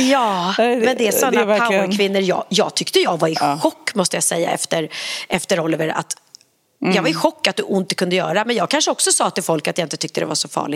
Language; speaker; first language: Swedish; native; Swedish